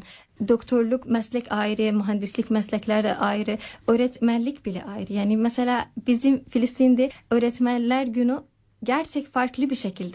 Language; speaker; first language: Turkish; non-native, learner; Arabic